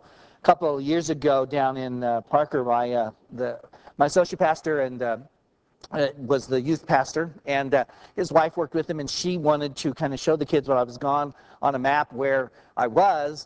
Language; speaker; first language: English; native; English